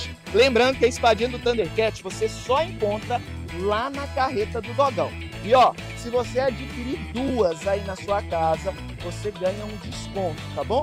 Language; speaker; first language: Portuguese; native; Portuguese